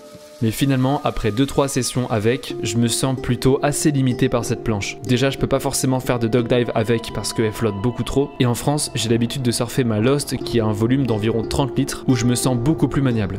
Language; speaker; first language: French; native; French